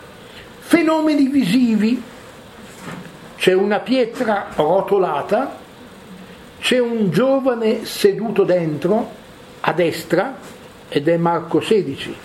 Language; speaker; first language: Italian; native; Italian